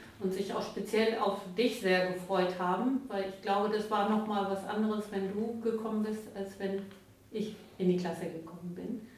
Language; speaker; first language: German; native; German